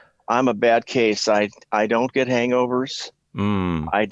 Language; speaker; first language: English; native; English